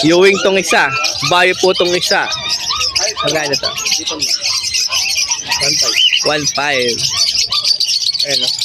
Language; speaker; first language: Filipino; native; Filipino